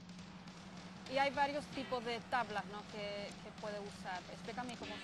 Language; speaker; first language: Spanish; native; Spanish